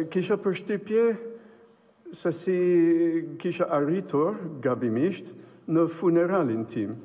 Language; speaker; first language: Albanian; non-native, fluent; English